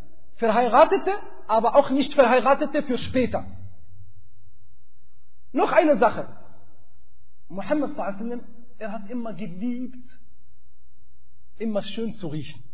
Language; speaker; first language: German; non-native, fluent; Arabic